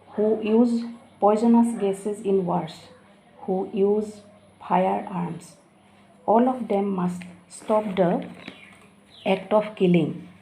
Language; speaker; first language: English; non-native, local second language; Assamese